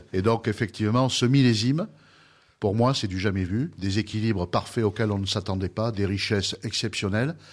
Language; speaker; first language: French; native; French